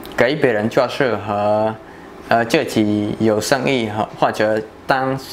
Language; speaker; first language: Chinese; non-native, fluent; Khmer